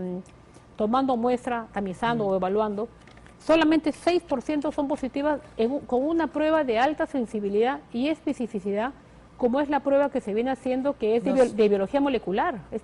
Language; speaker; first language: Spanish; native; Spanish